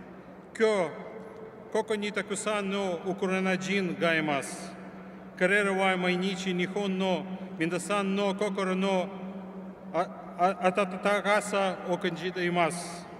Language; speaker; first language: Japanese; non-native, fluent; Ukrainian